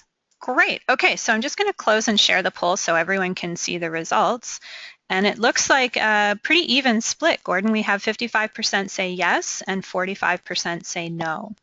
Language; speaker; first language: English; native; English